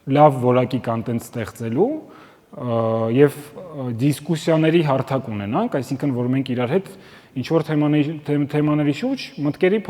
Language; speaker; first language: Armenian; early bilingual, heritage; Armenian